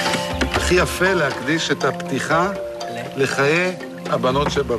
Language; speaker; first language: Hebrew; native; Hebrew